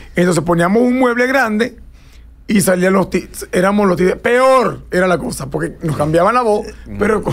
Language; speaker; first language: Spanish; native; Spanish